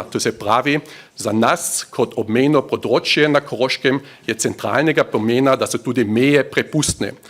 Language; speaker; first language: Slovenian; native; Slovenian